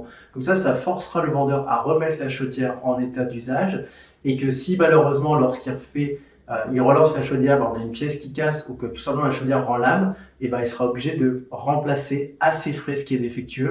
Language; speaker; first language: French; native; French